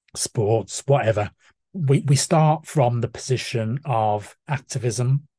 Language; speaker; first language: English; native; English